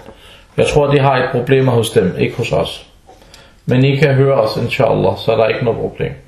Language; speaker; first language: Danish; non-native, fluent; Arabic